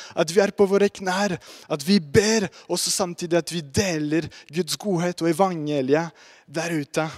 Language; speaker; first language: Norwegian; non-native, fluent; French